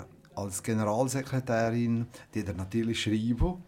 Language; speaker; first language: German; native; German